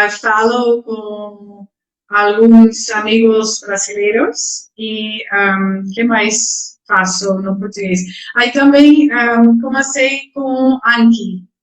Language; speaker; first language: Portuguese; non-native, learner; Dutch